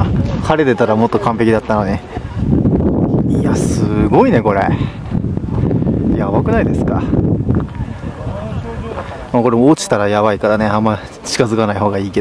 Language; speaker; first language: Japanese; native; Japanese